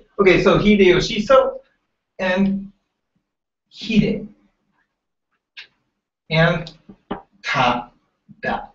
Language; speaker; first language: English; non-native, learner; Japanese